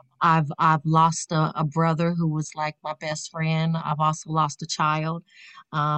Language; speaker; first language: English; native; English